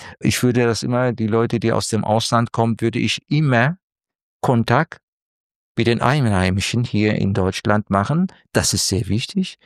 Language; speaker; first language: German; non-native, fluent; Turkish